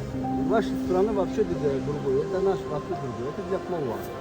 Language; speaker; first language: Russian; non-native, local second language; Tajik